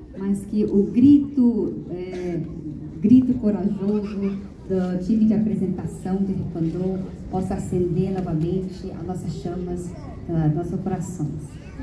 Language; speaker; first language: Portuguese; early bilingual, heritage; Korean